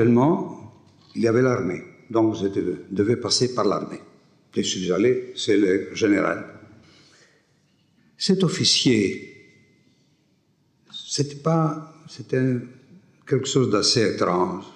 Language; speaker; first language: French; non-native, fluent; Greek